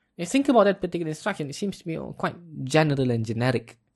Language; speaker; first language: English; non-native, local second language; Malay